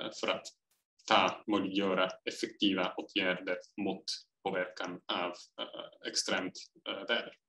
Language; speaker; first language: Swedish; non-native, fluent; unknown